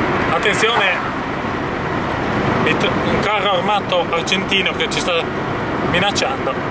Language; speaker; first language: Italian; native; Italian